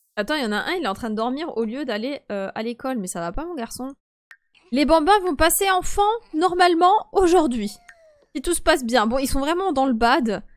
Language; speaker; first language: French; early bilingual, other home language; Polish